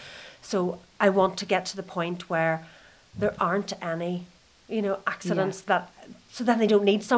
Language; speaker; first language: English; native; English